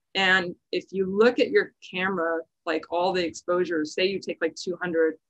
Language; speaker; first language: English; native; English